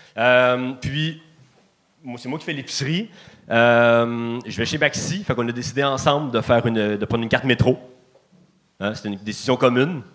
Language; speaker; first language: French; native; French